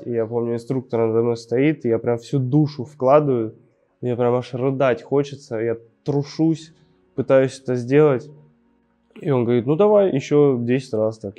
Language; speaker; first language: Russian; native; Russian